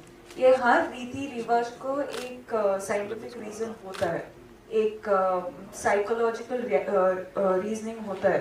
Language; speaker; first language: Hindi; non-native, local second language; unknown